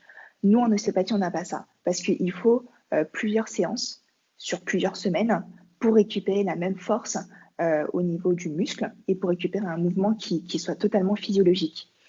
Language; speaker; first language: French; native; French